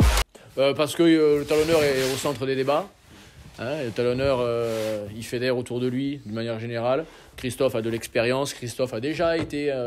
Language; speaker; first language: French; native; French